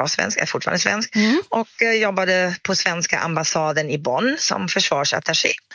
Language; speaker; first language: Swedish; non-native, fluent; German